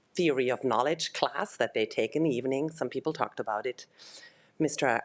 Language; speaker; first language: English; non-native, fluent; German